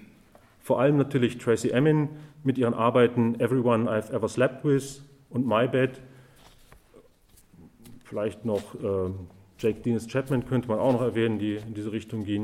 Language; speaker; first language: German; native; German